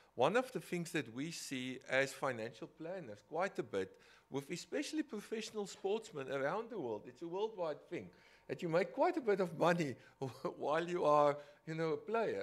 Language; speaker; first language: English; non-native, local second language; Afrikaans